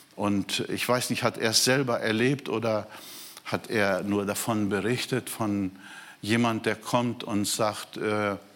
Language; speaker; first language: German; non-native, fluent; Portuguese